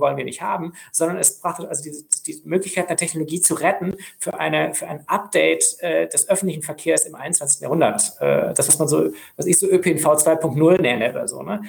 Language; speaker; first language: German; native; German